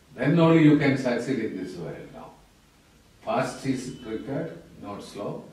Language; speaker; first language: English; non-native, local second language; Malayalam